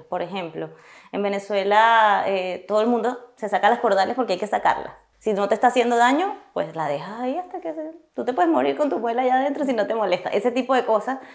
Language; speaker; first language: Spanish; native; Spanish